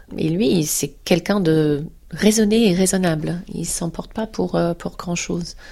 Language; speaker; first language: French; non-native, fluent; English